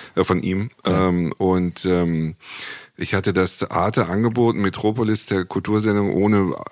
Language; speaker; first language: German; native; German